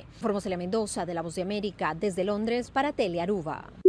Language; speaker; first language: Spanish; native; Spanish